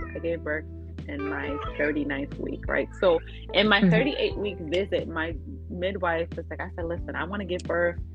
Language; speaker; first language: English; early bilingual, other home language; Akan